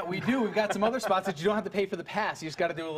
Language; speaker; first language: English; native; English